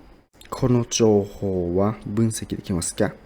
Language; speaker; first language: Japanese; non-native, learner; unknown